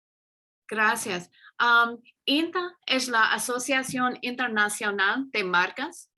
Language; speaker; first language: Spanish; non-native, fluent; English